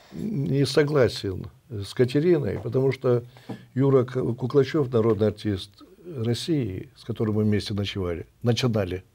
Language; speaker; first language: Russian; native; Russian